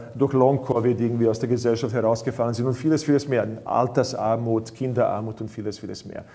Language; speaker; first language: German; non-native, fluent; Bosnian